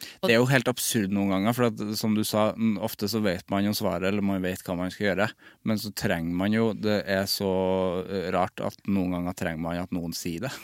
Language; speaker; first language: Norwegian; native; Norwegian